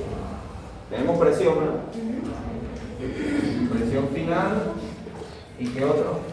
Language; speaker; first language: Spanish; native; Spanish